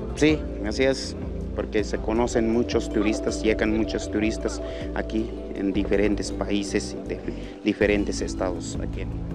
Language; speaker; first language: Spanish; non-native, local second language; Tzotzil